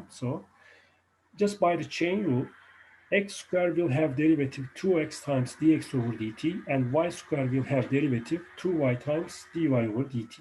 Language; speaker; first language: English; non-native, fluent; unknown